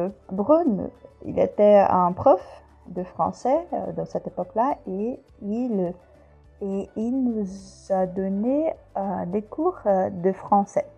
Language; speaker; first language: French; non-native, fluent; Portuguese